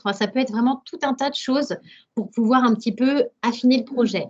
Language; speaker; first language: French; native; French